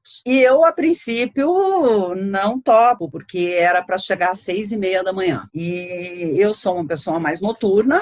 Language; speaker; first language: Portuguese; native; Portuguese